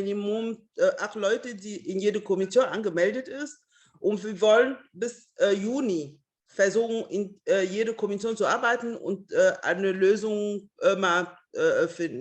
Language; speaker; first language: German; non-native, fluent; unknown